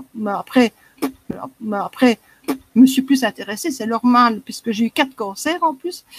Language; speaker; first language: French; native; French